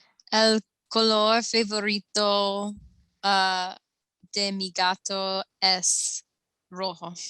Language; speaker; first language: Spanish; non-native, learner; English